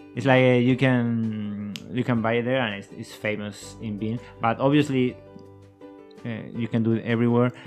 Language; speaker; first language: English; non-native, learner; Spanish